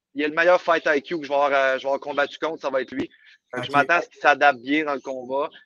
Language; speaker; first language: French; native; French